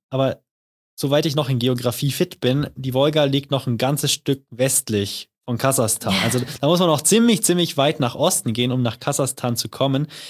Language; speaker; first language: German; native; German